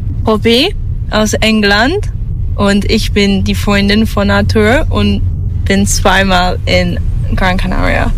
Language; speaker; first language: German; non-native, learner; English